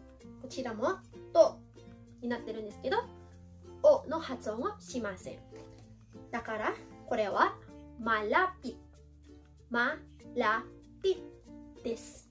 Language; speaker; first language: Japanese; non-native, fluent; Filipino